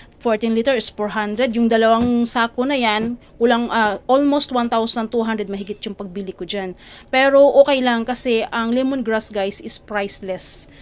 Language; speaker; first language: Filipino; native; Filipino